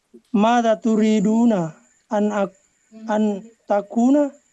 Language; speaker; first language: Arabic; non-native, learner; Indonesian